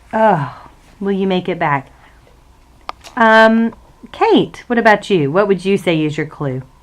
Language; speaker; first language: English; native; English